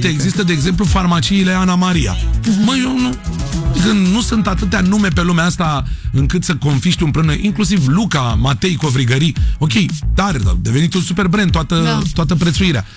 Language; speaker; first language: Romanian; native; Romanian